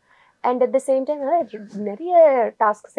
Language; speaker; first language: Tamil; non-native, learner; Telugu